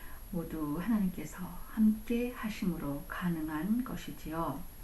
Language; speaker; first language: Korean; native; Korean